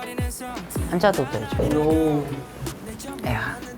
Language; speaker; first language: Korean; non-native, learner; Vietnamese